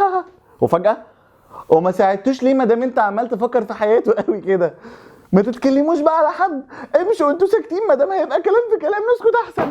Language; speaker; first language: Arabic; native; Arabic